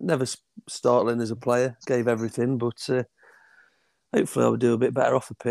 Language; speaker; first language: English; native; English